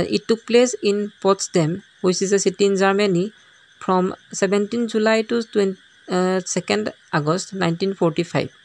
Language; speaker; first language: English; non-native, local second language; Assamese